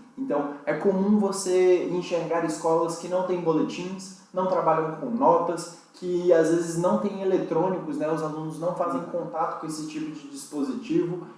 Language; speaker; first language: Portuguese; native; Portuguese